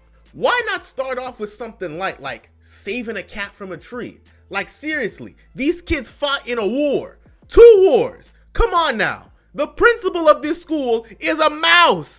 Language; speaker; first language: English; native; English